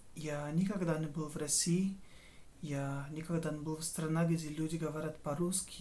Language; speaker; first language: Russian; non-native, fluent; Portuguese